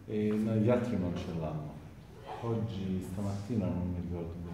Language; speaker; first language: Italian; native; Italian